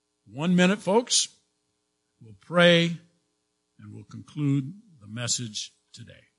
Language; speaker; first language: English; native; English